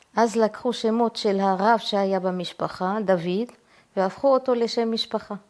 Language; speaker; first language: Hebrew; early bilingual, heritage; Hebrew